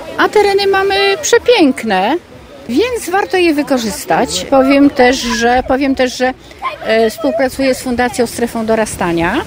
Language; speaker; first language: Polish; native; Polish